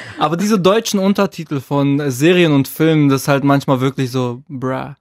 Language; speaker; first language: German; early bilingual, other home language; Arabic